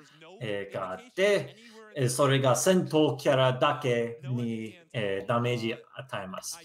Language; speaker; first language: Japanese; non-native, learner; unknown